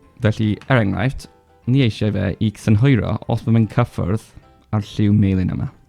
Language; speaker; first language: Welsh; non-native, local second language; English